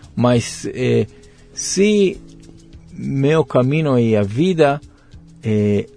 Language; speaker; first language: Portuguese; non-native, learner; Hebrew